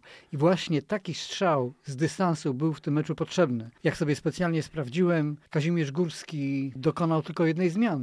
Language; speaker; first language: Polish; native; Polish